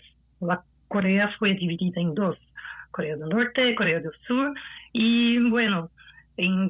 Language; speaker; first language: Spanish; non-native, fluent; Portuguese